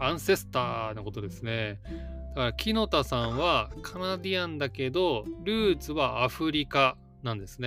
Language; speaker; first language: Japanese; native; Japanese